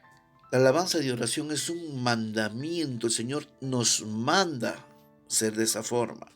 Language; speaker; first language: Spanish; native; Spanish